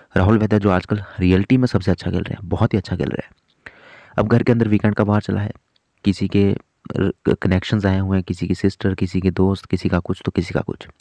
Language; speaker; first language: Hindi; native; Hindi